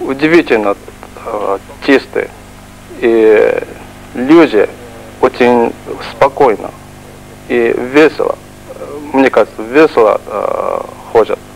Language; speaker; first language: Russian; non-native, fluent; Japanese